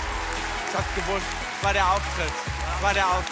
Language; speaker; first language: German; native; German